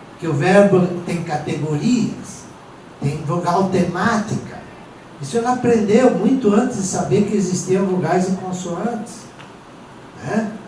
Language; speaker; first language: Portuguese; non-native, local second language; Venetian